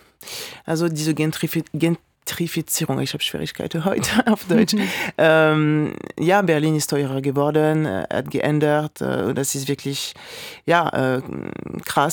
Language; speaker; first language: German; non-native, fluent; French